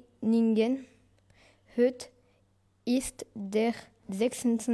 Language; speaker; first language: German; non-native, learner; French